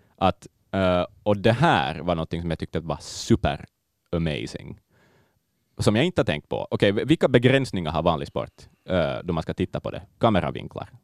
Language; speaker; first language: Swedish; native; Swedish